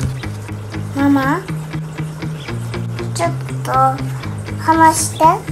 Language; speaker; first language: Japanese; native; Japanese